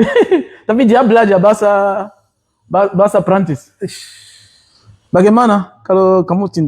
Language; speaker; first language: Indonesian; non-native, learner; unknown